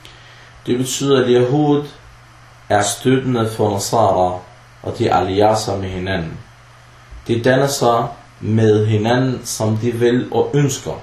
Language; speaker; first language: Danish; early bilingual, other home language; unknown